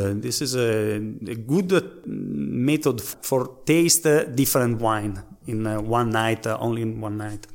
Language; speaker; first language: English; non-native, learner; Italian